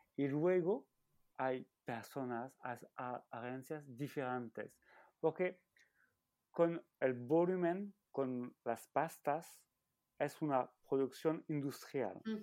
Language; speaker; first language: Spanish; non-native, learner; French